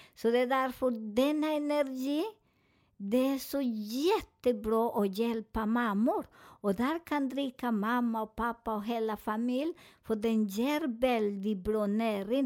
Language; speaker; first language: Swedish; non-native, fluent; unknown